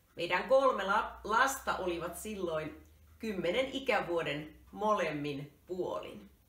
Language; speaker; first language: Finnish; native; Finnish